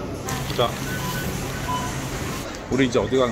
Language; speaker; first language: Korean; native; Korean